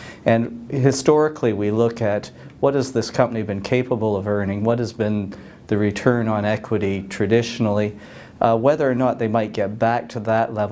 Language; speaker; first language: English; native; English